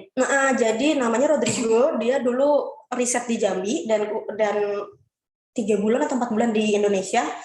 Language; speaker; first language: Indonesian; native; Indonesian